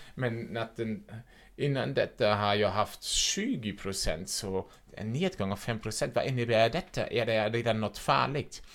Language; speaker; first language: Swedish; non-native, fluent; German